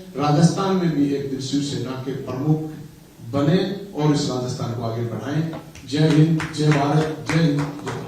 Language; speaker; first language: Hindi; native; Hindi